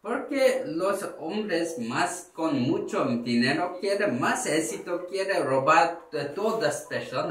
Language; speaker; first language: Spanish; non-native, learner; Korean